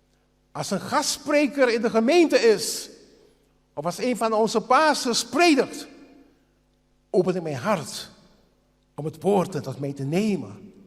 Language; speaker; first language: Dutch; non-native, local second language; Papiamento